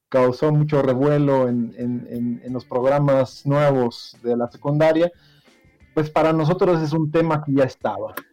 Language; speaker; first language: Spanish; non-native, fluent; Dutch